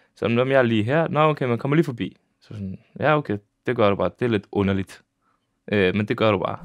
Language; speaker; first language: Danish; early bilingual, other home language; Serbian